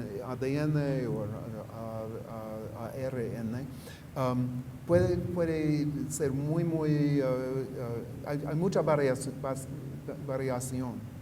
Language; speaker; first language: Spanish; non-native, fluent; English